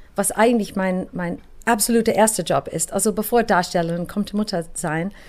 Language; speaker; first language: German; non-native, fluent; English